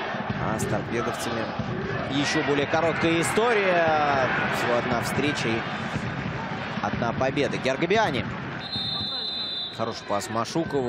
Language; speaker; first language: Russian; native; Russian